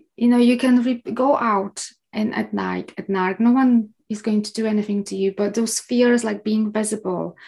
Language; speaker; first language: English; non-native, fluent; Polish